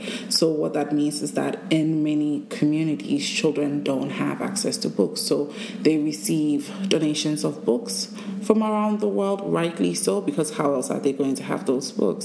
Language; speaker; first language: English; non-native, local second language; Akan